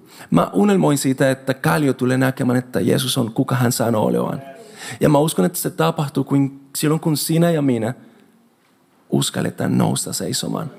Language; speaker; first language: Finnish; non-native, fluent; Spanish